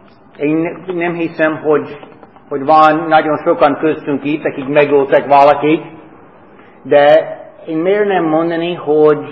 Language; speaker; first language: Hungarian; non-native, fluent; English